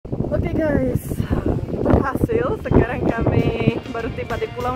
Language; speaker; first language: Indonesian; non-native, fluent; Czech